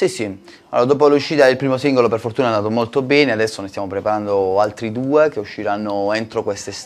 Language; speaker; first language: Italian; native; Italian